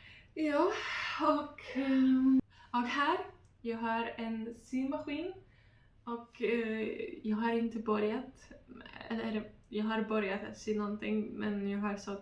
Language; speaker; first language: Swedish; non-native, learner; Polish